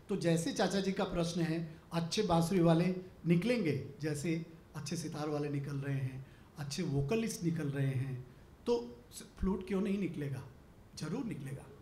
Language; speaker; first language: Hindi; native; Hindi